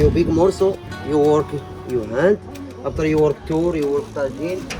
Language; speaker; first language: English; non-native, learner; Arabic